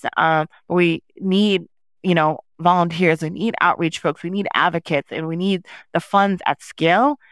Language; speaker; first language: English; early bilingual, other home language; Haitian Creole